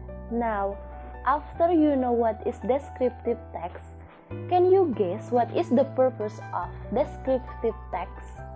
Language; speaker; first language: English; non-native, fluent; Indonesian